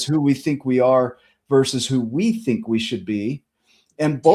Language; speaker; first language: English; native; English